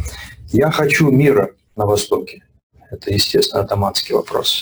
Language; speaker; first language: Russian; native; Russian